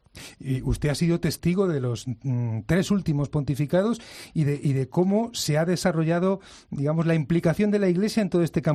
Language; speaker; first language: Spanish; native; Spanish